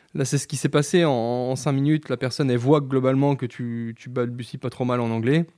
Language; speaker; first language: French; native; French